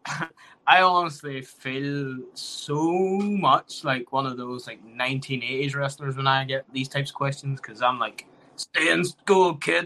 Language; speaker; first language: English; native; English